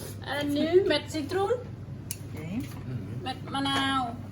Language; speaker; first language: Dutch; non-native, learner; Thai